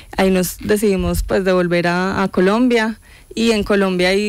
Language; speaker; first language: Spanish; native; Spanish